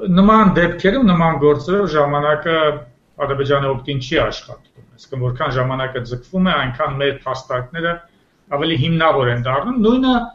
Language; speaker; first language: Armenian; native; Armenian